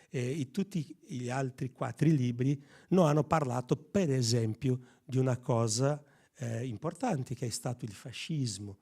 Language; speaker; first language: Italian; non-native, fluent; Portuguese